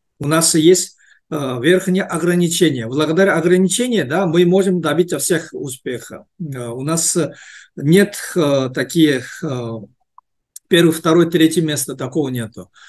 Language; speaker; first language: Russian; non-native, learner; Korean